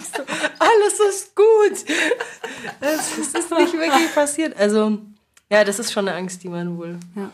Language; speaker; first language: German; native; German